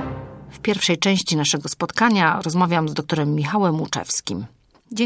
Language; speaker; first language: Polish; native; Polish